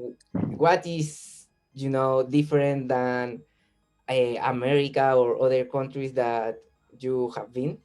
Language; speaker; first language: English; non-native, learner; Spanish